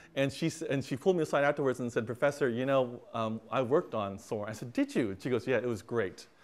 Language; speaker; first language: English; native; English